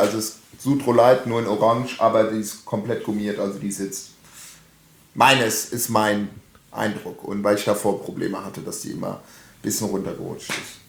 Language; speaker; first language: German; native; German